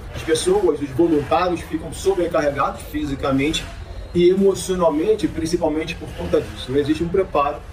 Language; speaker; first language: Portuguese; native; Portuguese